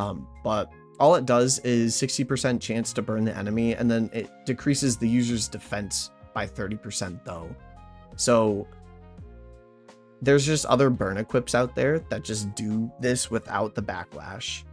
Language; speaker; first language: English; native; English